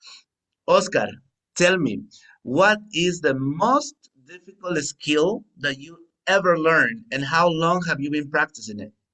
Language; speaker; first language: English; non-native, fluent; Spanish